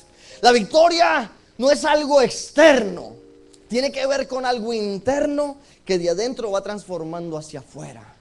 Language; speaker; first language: Spanish; native; Spanish